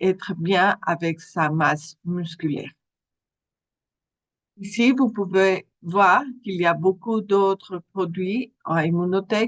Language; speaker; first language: French; non-native, fluent; Spanish